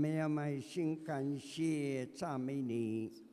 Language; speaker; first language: Chinese; native; Chinese